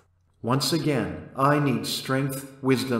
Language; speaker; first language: English; native; English